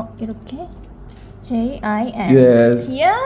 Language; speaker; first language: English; non-native, learner; Korean